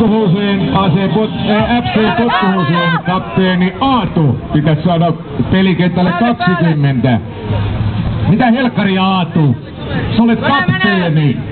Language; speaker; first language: Finnish; native; Finnish